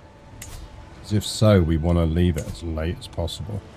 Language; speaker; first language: English; native; English